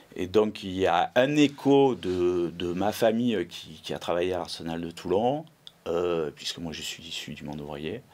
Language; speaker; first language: French; native; French